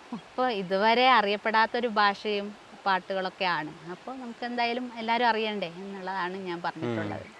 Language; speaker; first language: Malayalam; non-native, local second language; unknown